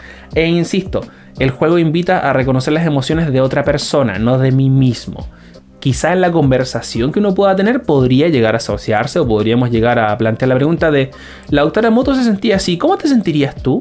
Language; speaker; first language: Spanish; native; Spanish